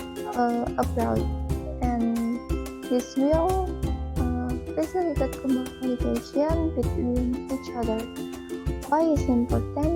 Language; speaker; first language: English; non-native, learner; Indonesian